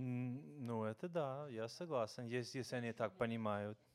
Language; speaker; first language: Russian; non-native, fluent; English